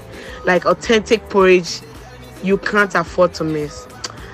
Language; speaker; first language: English; non-native, local second language; Akan